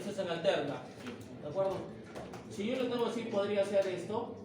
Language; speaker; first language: Spanish; native; Spanish